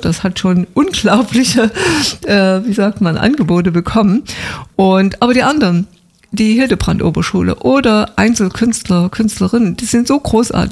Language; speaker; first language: German; native; German